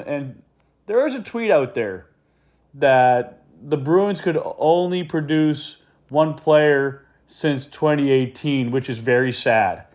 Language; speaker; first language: English; native; English